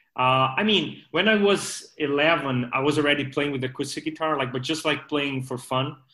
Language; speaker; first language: English; non-native, fluent; Portuguese